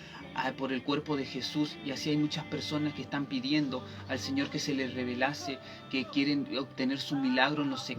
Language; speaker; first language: Spanish; native; Spanish